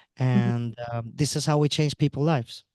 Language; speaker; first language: English; non-native, fluent; Swedish